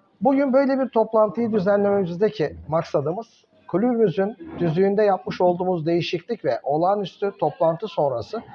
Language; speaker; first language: Turkish; native; Turkish